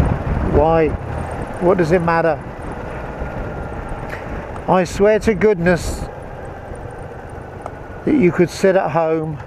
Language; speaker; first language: English; native; English